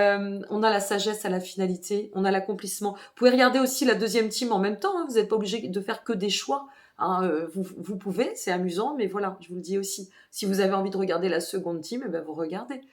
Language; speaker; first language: French; native; French